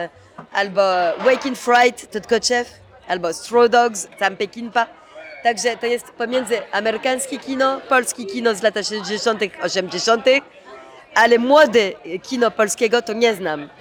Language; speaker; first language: Polish; early bilingual, heritage; Polish